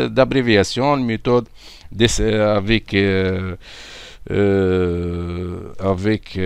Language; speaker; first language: French; non-native, local second language; Arabic